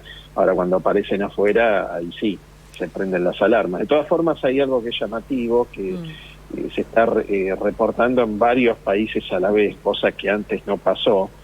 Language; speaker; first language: Spanish; native; Spanish